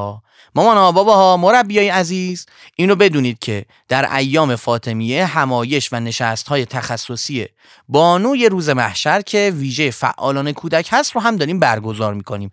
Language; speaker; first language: Persian; native; Persian